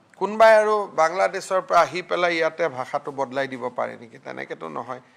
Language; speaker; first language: Assamese; native; Assamese